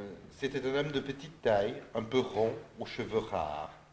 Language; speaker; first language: French; non-native, fluent; English